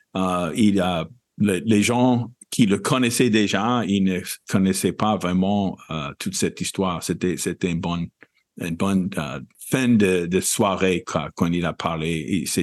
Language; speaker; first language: French; non-native, fluent; English